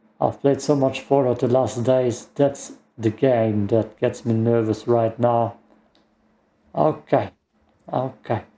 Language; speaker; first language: English; non-native, fluent; German